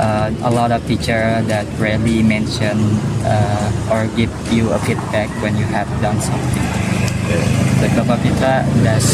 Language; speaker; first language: English; non-native, learner; Indonesian